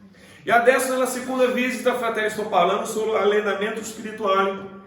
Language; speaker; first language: Italian; non-native, fluent; Portuguese